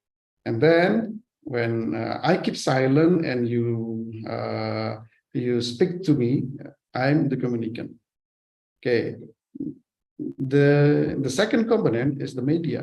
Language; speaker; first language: English; non-native, fluent; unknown